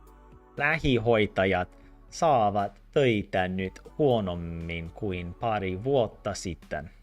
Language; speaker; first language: Finnish; non-native, learner; English